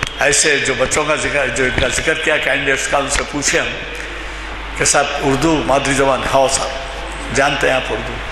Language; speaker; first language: Urdu; native; Urdu